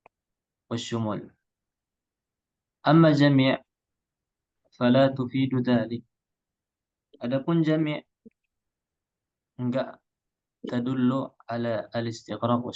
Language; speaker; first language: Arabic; non-native, fluent; Indonesian